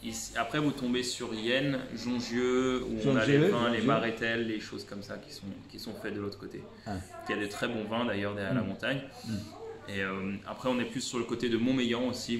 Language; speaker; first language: French; native; French